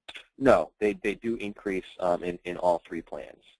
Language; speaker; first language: English; native; English